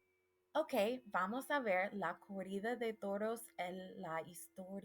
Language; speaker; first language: Spanish; non-native, fluent; English